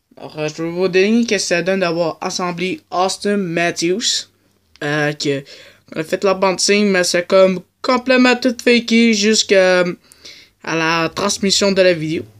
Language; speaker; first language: French; native; French